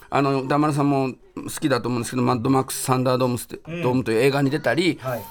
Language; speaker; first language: Japanese; native; Japanese